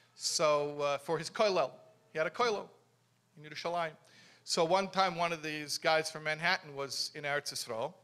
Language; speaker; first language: English; native; English